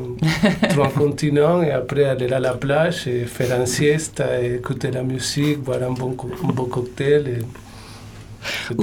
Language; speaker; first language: French; non-native, learner; Spanish